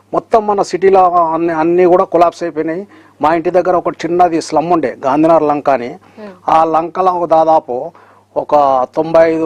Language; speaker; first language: Telugu; native; Telugu